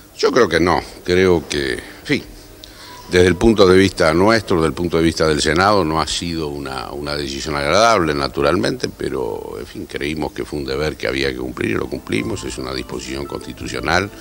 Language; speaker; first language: Spanish; native; Spanish